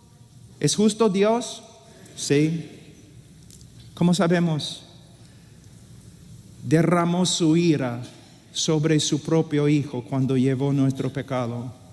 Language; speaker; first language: Spanish; non-native, fluent; English